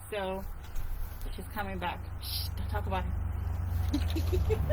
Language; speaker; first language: English; native; English